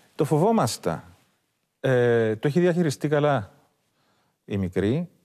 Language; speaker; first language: Greek; native; Greek